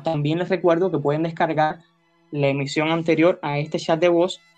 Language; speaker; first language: Spanish; native; Spanish